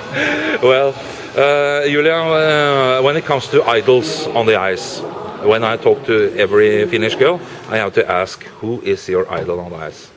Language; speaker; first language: English; non-native, fluent; Norwegian